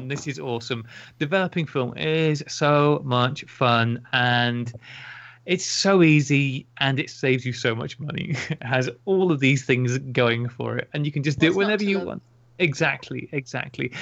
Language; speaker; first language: English; native; English